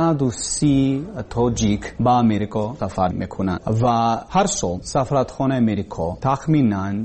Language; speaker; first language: Persian; non-native, learner; English